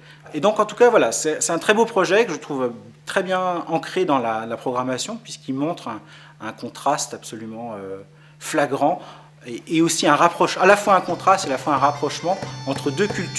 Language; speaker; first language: French; native; French